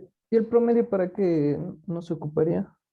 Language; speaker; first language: Spanish; native; Spanish